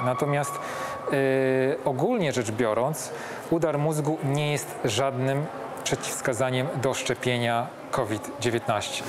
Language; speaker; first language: Polish; native; Polish